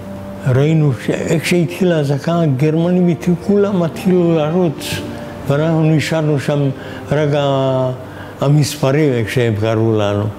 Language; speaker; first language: Hebrew; non-native, fluent; Hungarian